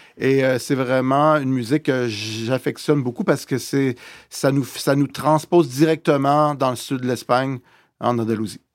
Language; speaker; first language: French; native; French